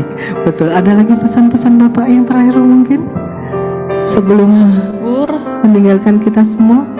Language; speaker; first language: Indonesian; native; Indonesian